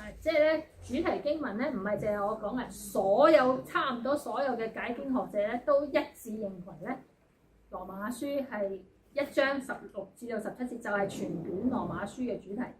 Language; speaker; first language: Cantonese; native; Cantonese